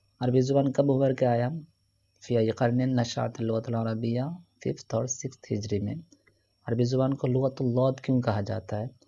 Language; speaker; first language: Urdu; non-native, local second language; Malayalam